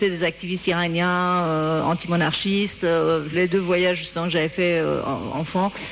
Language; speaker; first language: French; non-native, fluent; Persian